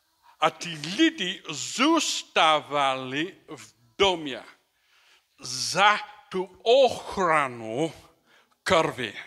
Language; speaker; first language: Czech; non-native, learner; English